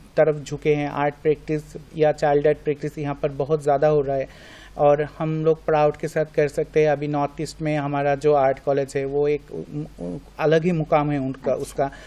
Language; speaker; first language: Hindi; non-native, local second language; Bangla